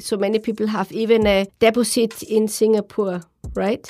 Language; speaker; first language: English; non-native, fluent; German